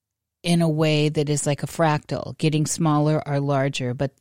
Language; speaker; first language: English; native; English